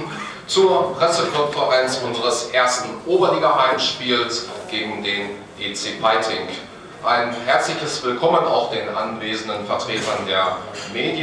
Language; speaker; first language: German; native; German